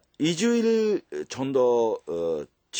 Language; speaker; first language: Korean; non-native, fluent; Japanese